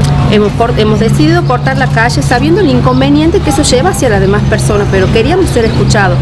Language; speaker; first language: Spanish; native; Spanish